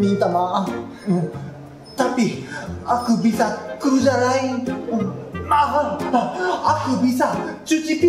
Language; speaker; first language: Indonesian; non-native, learner; Japanese